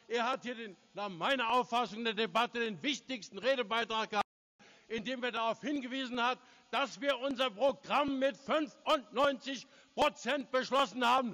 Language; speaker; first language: German; native; German